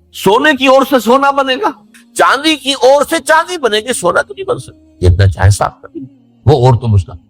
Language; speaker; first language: Urdu; native; Urdu